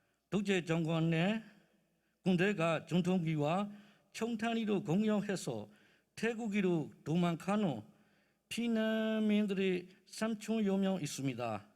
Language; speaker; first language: Korean; non-native, learner; Burmese